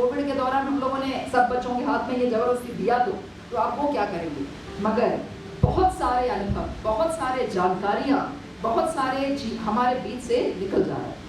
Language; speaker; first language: Hindi; non-native, local second language; Malayalam